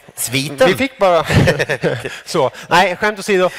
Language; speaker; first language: Swedish; native; Swedish